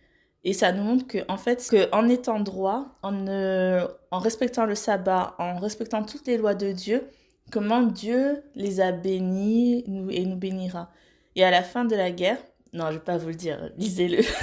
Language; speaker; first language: French; native; French